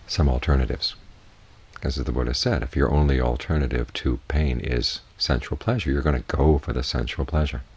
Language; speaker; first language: English; native; English